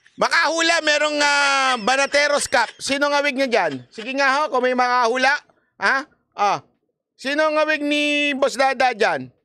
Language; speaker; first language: Filipino; native; Filipino